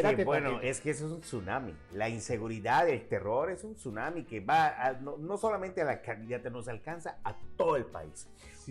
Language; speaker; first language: Spanish; native; Spanish